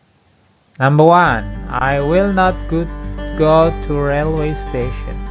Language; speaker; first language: English; non-native, learner; Indonesian